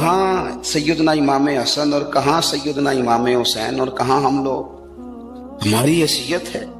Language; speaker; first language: Urdu; native; Urdu